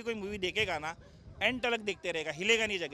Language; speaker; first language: Hindi; native; Hindi